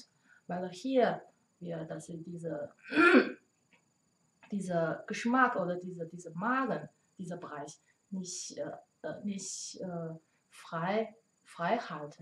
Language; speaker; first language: German; non-native, learner; Chinese